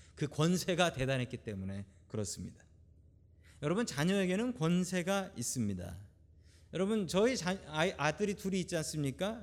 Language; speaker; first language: Korean; native; Korean